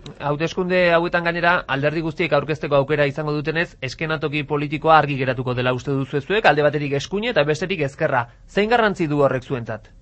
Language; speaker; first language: Basque; native; Basque